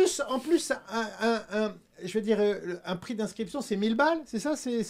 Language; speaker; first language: French; native; French